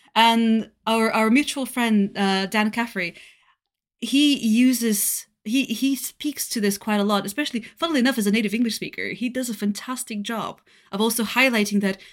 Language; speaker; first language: English; non-native, fluent; Bulgarian